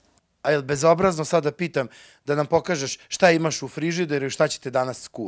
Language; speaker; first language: Bosnian; native; Bosnian